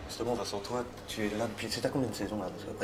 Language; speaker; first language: French; native; French